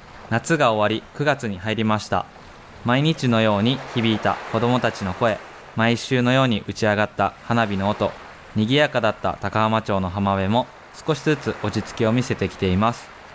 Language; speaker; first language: Japanese; native; Japanese